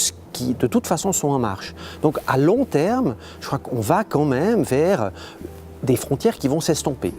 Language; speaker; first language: French; native; French